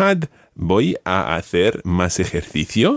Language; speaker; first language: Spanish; non-native, fluent; English